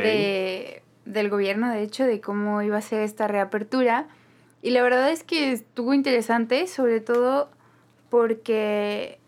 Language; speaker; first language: Spanish; native; Spanish